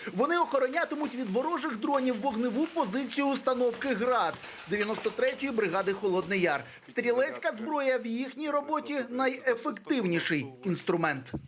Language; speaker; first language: Ukrainian; native; Ukrainian